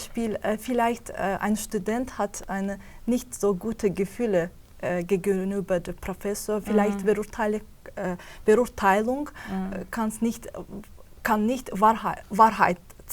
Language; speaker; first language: German; non-native, fluent; Azerbaijani